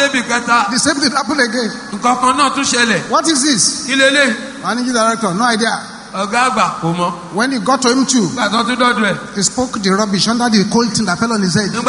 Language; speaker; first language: English; non-native, local second language; Yoruba